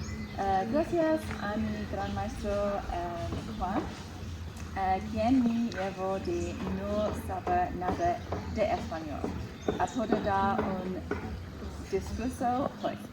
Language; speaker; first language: Spanish; non-native, learner; English